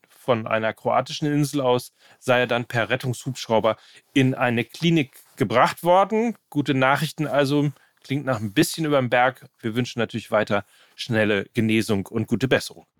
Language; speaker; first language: German; native; German